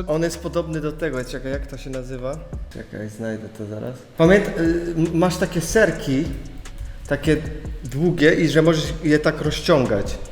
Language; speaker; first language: Polish; early bilingual, heritage; Polish